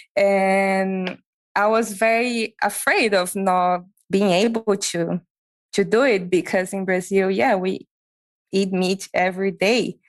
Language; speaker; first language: English; non-native, fluent; Portuguese